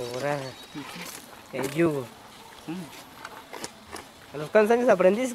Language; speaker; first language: Spanish; native; Spanish